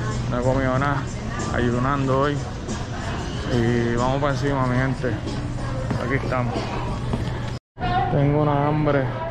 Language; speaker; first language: Spanish; native; Spanish